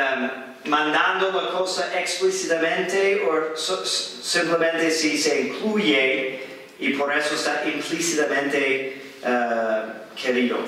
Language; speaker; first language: Spanish; non-native, fluent; English